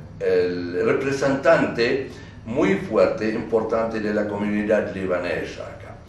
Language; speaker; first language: Spanish; non-native, fluent; Arabic